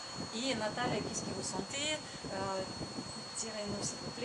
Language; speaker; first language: French; non-native, learner; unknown